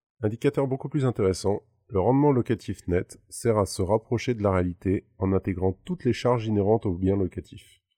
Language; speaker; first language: French; native; French